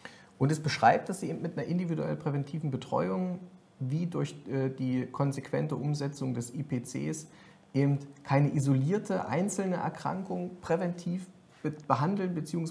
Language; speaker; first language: German; native; German